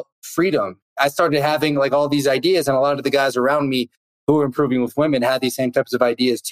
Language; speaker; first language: English; native; English